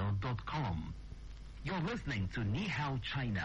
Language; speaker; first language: English; native; English